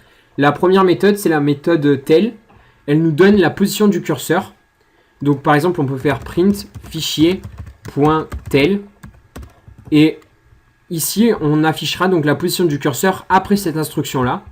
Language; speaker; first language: French; native; French